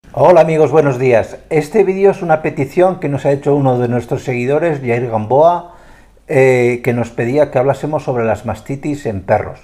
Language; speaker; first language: Spanish; native; Spanish